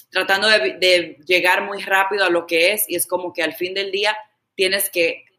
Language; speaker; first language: Spanish; early bilingual, heritage; Spanish